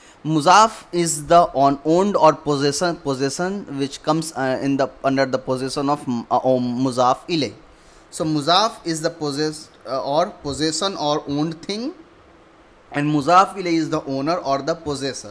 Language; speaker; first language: English; non-native, local second language; Urdu